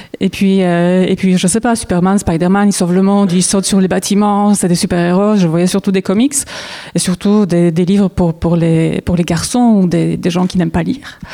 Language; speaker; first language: French; non-native, fluent; Polish